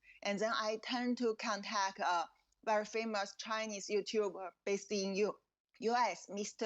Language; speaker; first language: English; non-native, fluent; Chinese